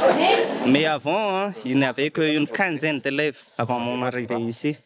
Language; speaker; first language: French; non-native, local second language; Malagasy